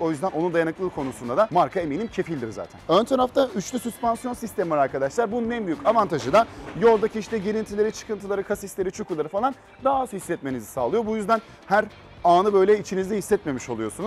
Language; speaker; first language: Turkish; native; Turkish